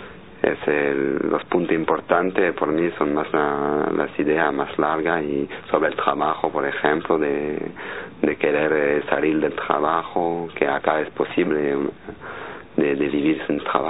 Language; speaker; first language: Spanish; non-native, fluent; French